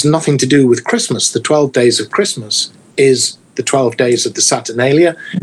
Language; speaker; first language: English; native; English